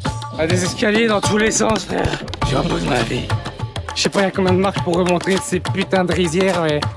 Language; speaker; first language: French; native; French